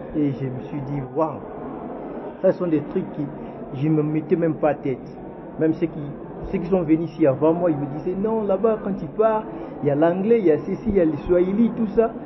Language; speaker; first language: French; non-native, local second language; Lingala